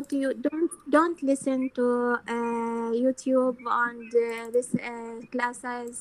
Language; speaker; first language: English; non-native, learner; Arabic